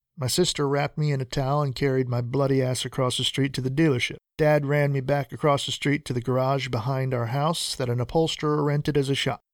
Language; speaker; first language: English; early bilingual, other home language; Spanish